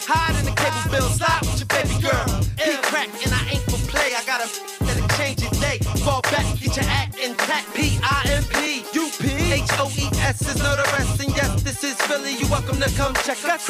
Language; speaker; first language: English; native; English